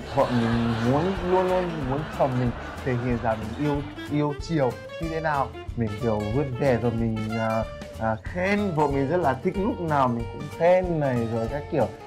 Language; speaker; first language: Vietnamese; non-native, fluent; Yoruba